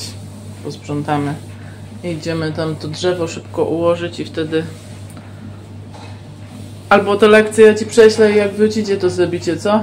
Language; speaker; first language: Polish; native; Polish